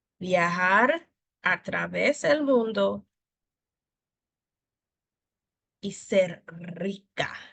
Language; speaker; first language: Spanish; non-native, fluent; English